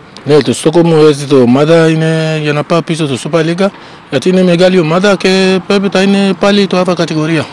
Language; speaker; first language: Greek; non-native, learner; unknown